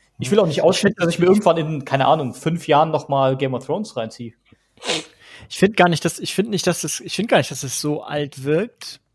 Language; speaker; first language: German; native; German